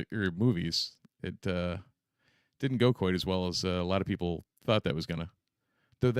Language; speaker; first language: English; native; English